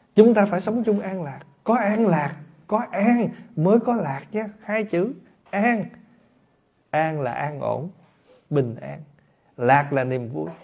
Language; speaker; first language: Vietnamese; native; Vietnamese